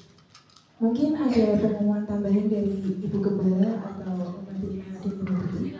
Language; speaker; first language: Indonesian; native; Indonesian